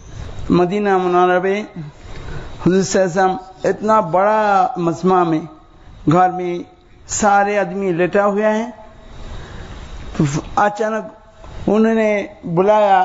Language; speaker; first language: Hindi; non-native, learner; Bangla